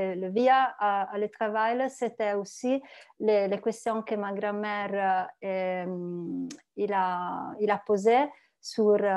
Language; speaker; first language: French; non-native, learner; Italian